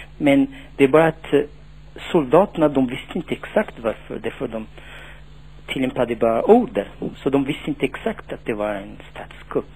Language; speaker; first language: Swedish; non-native, fluent; Tachelhit